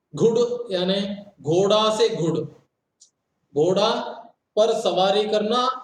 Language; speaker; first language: Hindi; non-native, local second language; Kannada